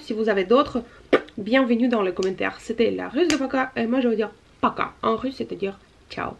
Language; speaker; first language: French; non-native, fluent; Russian